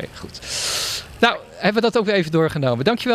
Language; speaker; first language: Dutch; native; Dutch